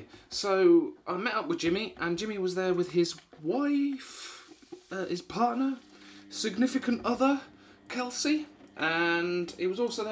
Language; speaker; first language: English; native; English